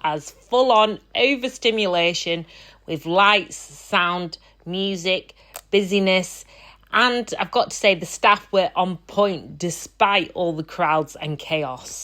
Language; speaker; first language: English; native; English